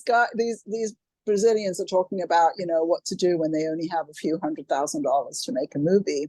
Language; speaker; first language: English; native; English